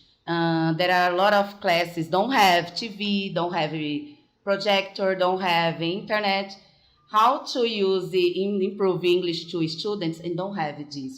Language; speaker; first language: English; non-native, fluent; Portuguese